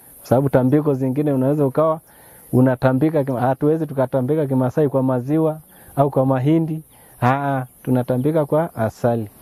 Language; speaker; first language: Swahili; non-native, local second language; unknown